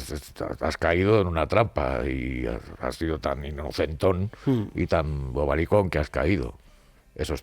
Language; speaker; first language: Spanish; native; Spanish